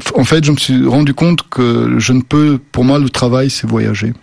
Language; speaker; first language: French; early bilingual, other home language; Slovenian